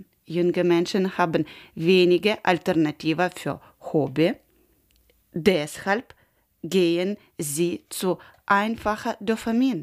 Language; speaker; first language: German; non-native, learner; Ukrainian